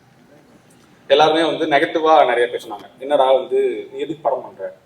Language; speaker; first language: Tamil; native; Tamil